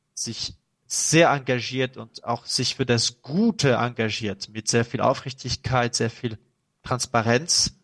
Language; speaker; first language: German; non-native, fluent; French